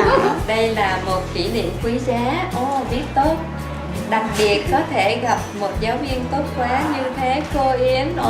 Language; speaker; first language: Vietnamese; non-native, learner; Chinese